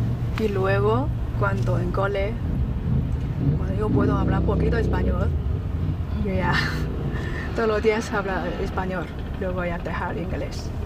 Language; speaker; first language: Spanish; non-native, learner; Chinese